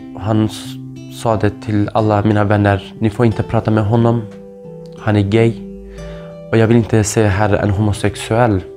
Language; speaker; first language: Swedish; non-native, fluent; Kurdish